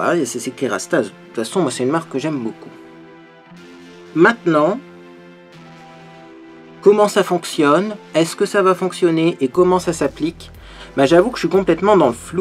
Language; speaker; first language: French; native; French